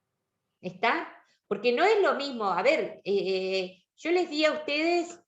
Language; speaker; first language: Spanish; native; Spanish